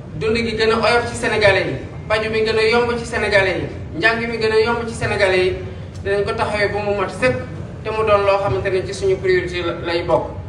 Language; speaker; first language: Wolof; non-native, local second language; Serer